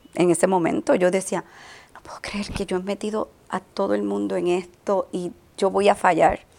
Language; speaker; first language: Spanish; native; Spanish